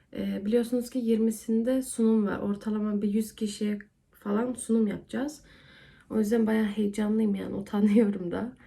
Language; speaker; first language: Turkish; early bilingual, heritage; Turkish